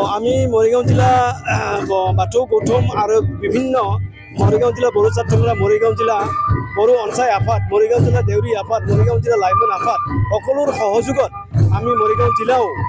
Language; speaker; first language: Assamese; non-native, local second language; Bodo